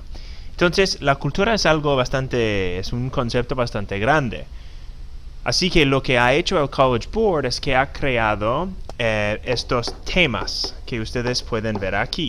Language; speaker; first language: Spanish; non-native, fluent; English